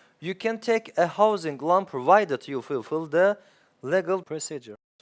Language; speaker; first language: English; non-native, fluent; Turkish